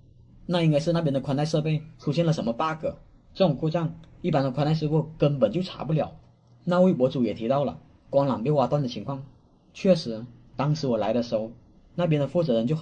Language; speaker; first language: Chinese; native; Chinese